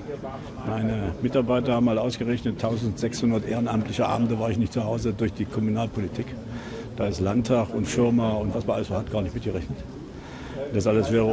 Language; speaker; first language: German; native; German